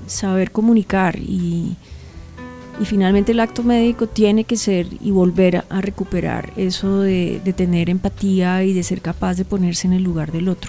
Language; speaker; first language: Spanish; native; Spanish